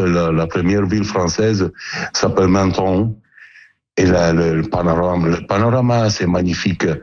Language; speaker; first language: French; non-native, learner; Italian